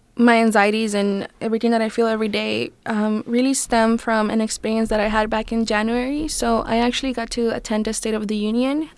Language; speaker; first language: English; early bilingual, other home language; Spanish